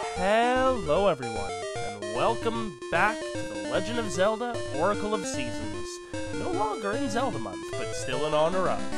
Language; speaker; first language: English; native; English